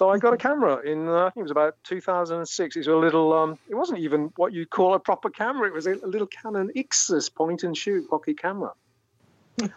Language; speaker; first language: English; native; English